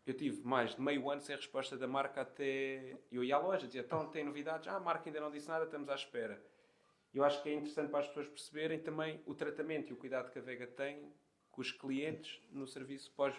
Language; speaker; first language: Portuguese; native; Portuguese